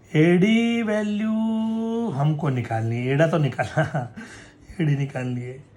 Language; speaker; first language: Hindi; non-native, local second language; Marathi